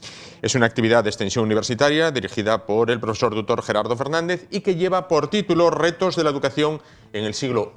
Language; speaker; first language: Spanish; native; Spanish